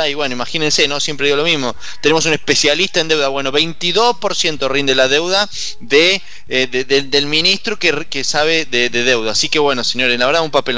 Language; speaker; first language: Spanish; native; Spanish